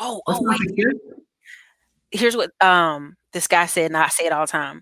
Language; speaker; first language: English; native; English